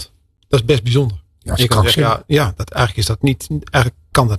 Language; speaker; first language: Dutch; native; Dutch